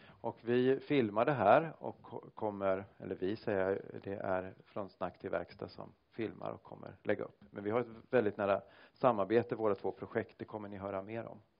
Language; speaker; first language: Swedish; native; Swedish